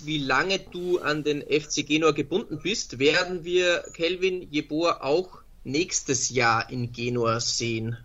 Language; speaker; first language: German; native; German